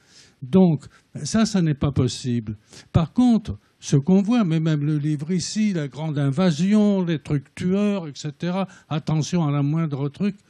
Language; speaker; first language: French; native; French